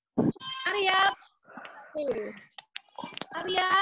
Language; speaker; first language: English; non-native, learner; Indonesian